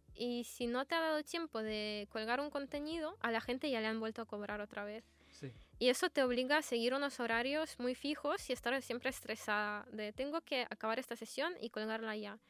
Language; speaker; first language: Spanish; non-native, fluent; Russian